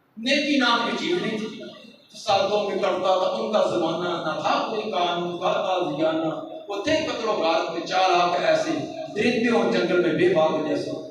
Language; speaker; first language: Urdu; non-native, local second language; Punjabi